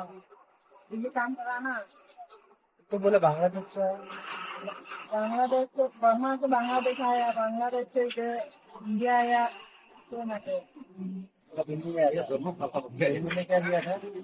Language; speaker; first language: Hindi; non-native, local second language; Bangla